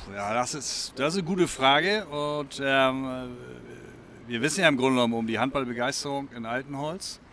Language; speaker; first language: German; native; German